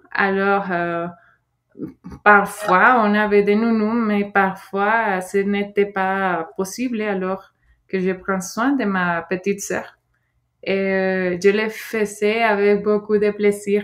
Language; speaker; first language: French; non-native, fluent; Spanish